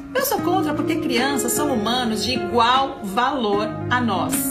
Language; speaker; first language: Portuguese; early bilingual, heritage; Portuguese